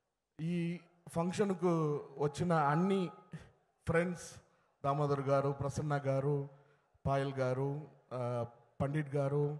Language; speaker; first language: Telugu; non-native, learner; Tamil